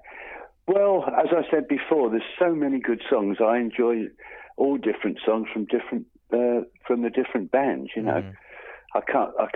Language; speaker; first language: English; native; English